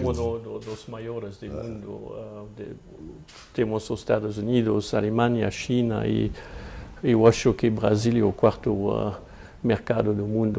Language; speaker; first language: Portuguese; non-native, fluent; French